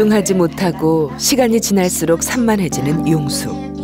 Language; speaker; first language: Korean; native; Korean